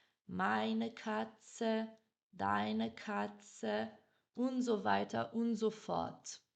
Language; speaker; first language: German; non-native, fluent; French